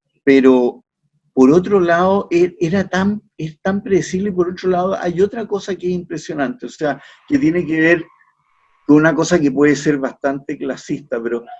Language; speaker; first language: Spanish; native; Spanish